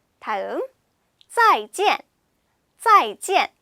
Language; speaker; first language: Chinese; non-native, fluent; Korean